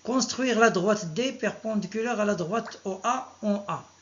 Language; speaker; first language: French; non-native, local second language; Arabic